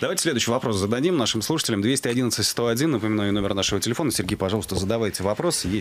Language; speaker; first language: Russian; native; Russian